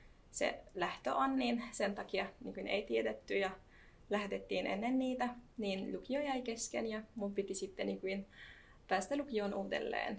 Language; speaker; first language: Finnish; non-native, fluent; Arabic